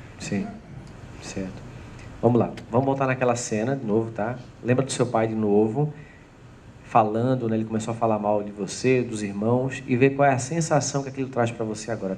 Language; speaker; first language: Portuguese; native; Portuguese